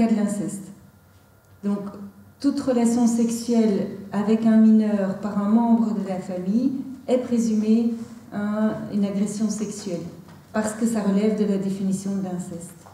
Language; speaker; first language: French; native; French